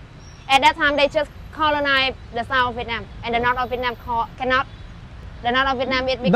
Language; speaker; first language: English; non-native, learner; Vietnamese